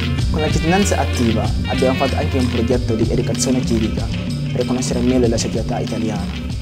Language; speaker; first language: Italian; non-native, learner; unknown